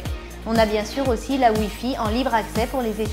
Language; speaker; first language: French; native; French